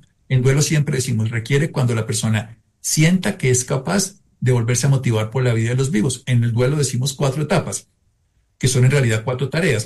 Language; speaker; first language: Spanish; native; Spanish